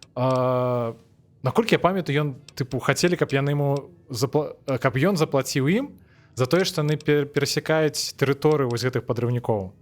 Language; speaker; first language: Belarusian; non-native, local second language; Russian